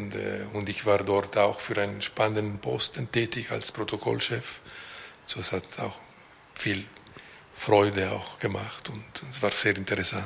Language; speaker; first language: German; non-native, local second language; Italian